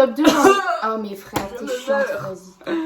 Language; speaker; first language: French; native; French